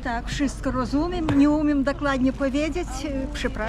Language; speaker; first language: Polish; early bilingual, heritage; Polish